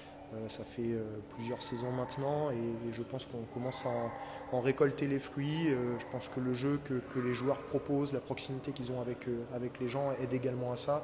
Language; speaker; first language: French; native; French